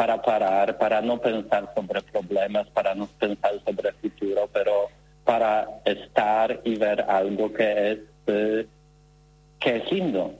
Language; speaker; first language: Spanish; non-native, learner; Polish